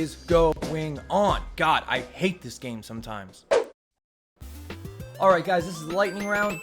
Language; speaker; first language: English; native; English